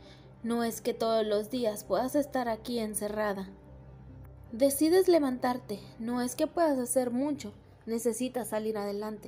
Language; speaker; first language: Spanish; native; Spanish